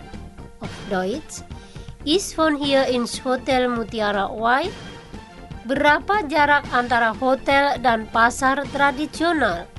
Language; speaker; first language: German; non-native, fluent; Indonesian